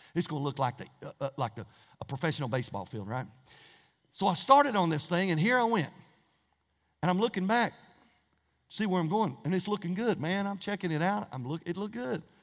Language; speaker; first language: English; native; English